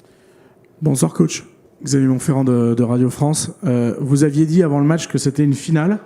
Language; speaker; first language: French; native; French